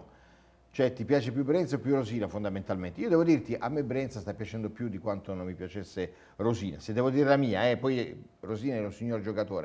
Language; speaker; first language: Italian; native; Italian